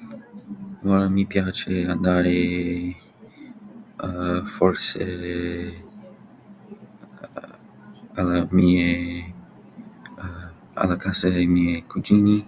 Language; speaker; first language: Italian; non-native, learner; English